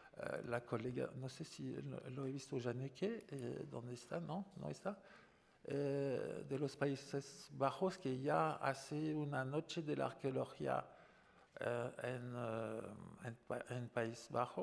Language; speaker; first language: Spanish; non-native, fluent; French